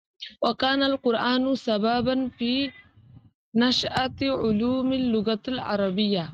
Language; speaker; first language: Arabic; non-native, learner; Bangla